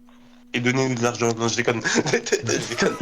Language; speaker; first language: French; native; French